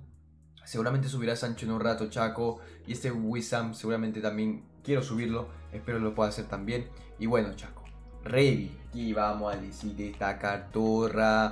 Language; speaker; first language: Spanish; native; Spanish